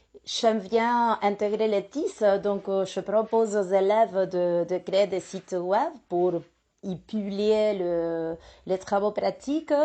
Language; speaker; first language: French; non-native, fluent; Spanish